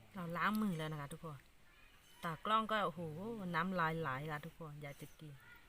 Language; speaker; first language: Thai; non-native, local second language; Karen languages